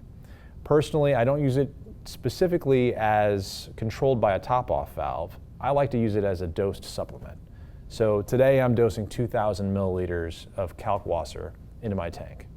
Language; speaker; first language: English; native; English